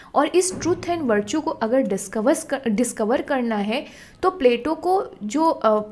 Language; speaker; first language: Hindi; native; Hindi